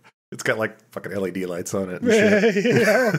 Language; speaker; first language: English; native; English